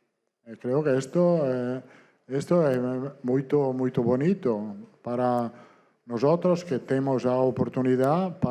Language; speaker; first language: Portuguese; non-native, fluent; Italian